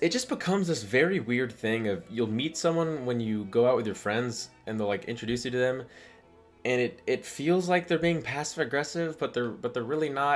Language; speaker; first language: English; native; English